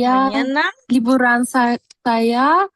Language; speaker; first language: Indonesian; non-native, learner; Turkish